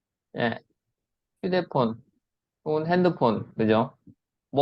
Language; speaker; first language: Korean; native; Korean